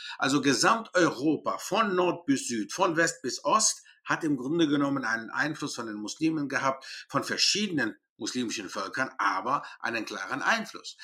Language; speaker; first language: German; early bilingual, other home language; Greek